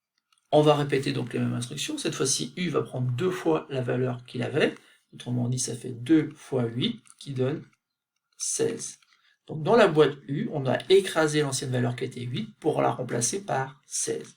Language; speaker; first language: French; native; French